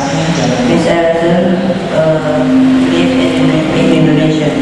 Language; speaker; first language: English; non-native, learner; Indonesian